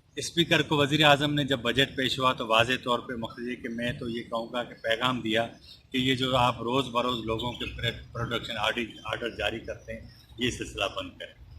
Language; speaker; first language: Urdu; non-native, local second language; Sindhi